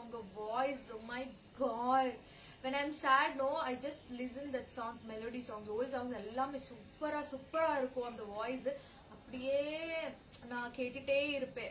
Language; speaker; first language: Tamil; non-native, learner; Telugu